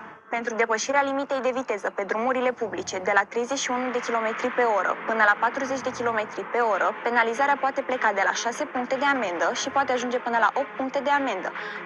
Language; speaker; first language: Romanian; native; Romanian